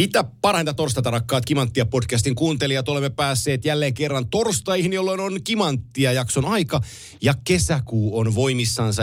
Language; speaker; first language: Finnish; native; Finnish